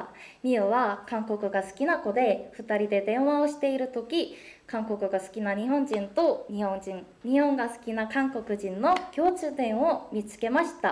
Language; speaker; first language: Japanese; non-native, fluent; Korean